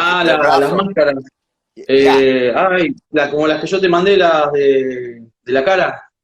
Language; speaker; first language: Spanish; native; Spanish